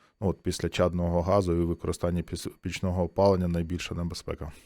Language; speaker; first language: Ukrainian; native; Ukrainian